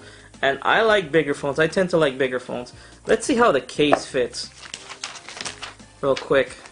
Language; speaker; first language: English; native; English